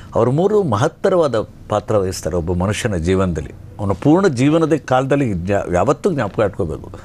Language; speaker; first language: Kannada; native; Kannada